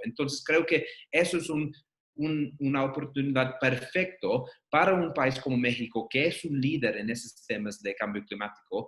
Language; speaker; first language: Spanish; non-native, fluent; English